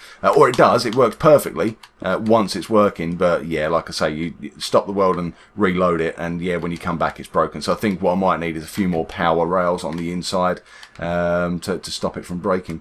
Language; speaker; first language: English; native; English